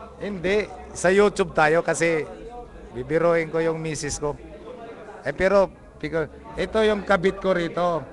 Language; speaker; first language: Filipino; native; Filipino